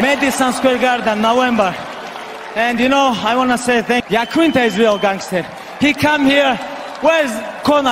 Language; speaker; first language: English; non-native, learner; Avaric